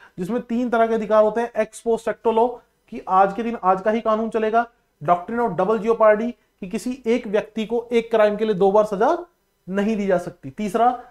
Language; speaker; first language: Hindi; non-native, local second language; Punjabi